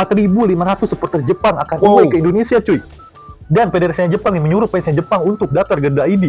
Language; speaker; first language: Indonesian; native; Indonesian